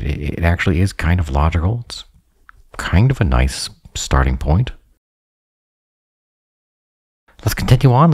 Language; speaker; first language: English; native; English